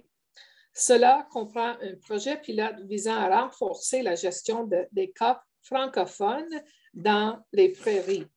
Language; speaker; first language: French; native; French